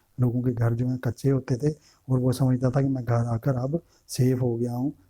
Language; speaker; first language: Urdu; non-native, local second language; Punjabi